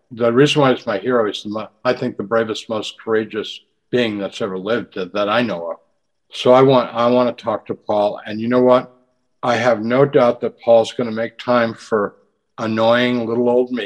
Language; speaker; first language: English; native; English